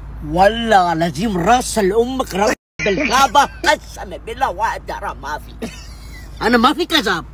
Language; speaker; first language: Arabic; non-native, learner; Urdu